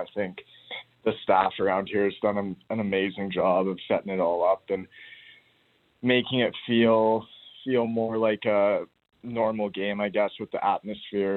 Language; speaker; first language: English; native; English